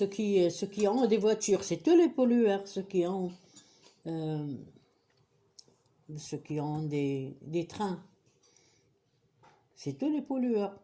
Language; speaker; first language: French; non-native, local second language; Kabyle